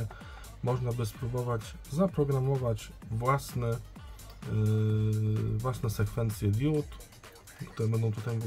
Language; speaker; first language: Polish; native; Polish